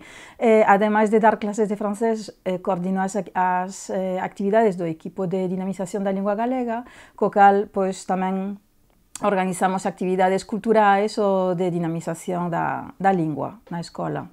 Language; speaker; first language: Galician; non-native, fluent; French